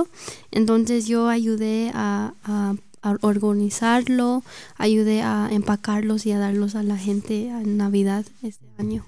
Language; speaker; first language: Spanish; early bilingual, heritage; Spanish